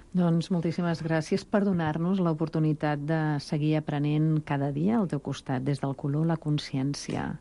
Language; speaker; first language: Catalan; native; Catalan